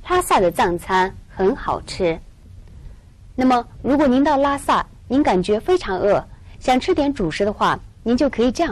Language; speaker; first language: Chinese; non-native, local second language; Tibetan